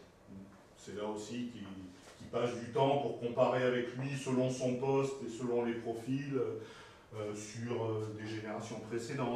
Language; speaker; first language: French; native; French